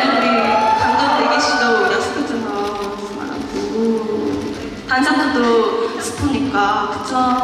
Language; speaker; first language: Korean; non-native, fluent; Chinese